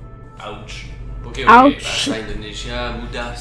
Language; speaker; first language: Indonesian; non-native, learner; French